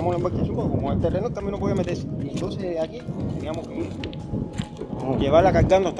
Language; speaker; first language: Spanish; native; Spanish